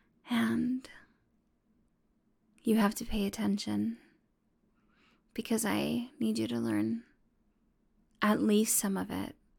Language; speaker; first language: English; early bilingual, other home language; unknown